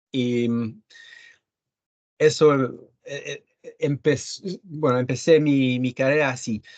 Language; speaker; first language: Spanish; early bilingual, heritage; Spanish